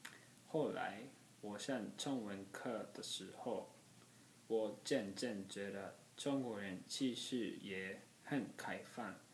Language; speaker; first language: Chinese; non-native, learner; Japanese